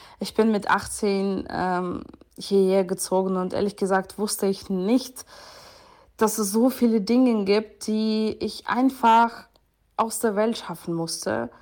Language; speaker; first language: German; non-native, fluent; Ukrainian